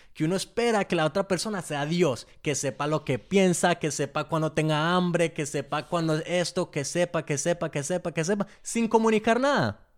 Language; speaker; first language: Spanish; early bilingual, heritage; Spanish